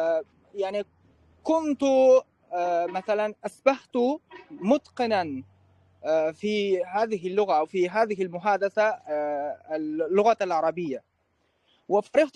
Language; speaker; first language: Arabic; non-native, fluent; Uzbek